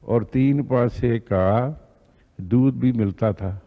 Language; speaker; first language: Hindi; native; Hindi